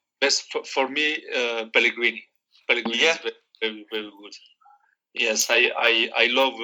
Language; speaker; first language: English; non-native, learner; Arabic